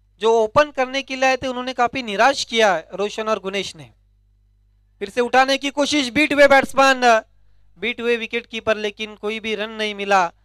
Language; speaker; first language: Hindi; non-native, local second language; Marathi